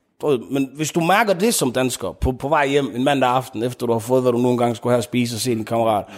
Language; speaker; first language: Danish; early bilingual, other home language; Tigrinya